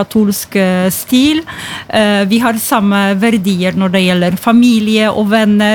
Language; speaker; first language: Norwegian; non-native, fluent; Polish